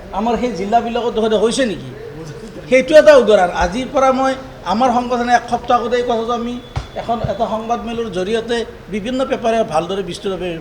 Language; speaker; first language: Assamese; native; Assamese